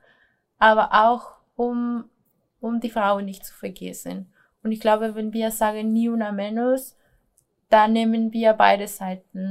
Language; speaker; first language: German; non-native, fluent; Spanish